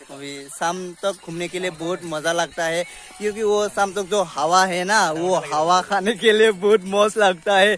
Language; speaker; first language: Hindi; non-native, local second language; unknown